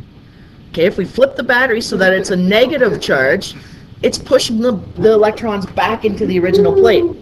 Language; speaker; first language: English; native; English